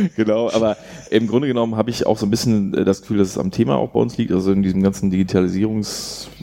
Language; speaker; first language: German; native; German